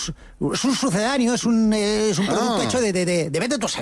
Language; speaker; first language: Spanish; native; Spanish